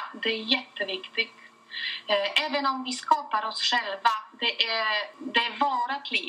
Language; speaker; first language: Swedish; non-native, fluent; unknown